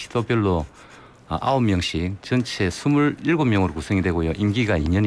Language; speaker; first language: Korean; native; Korean